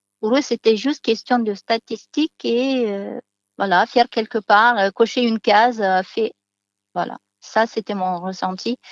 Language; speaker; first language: French; non-native, fluent; Romanian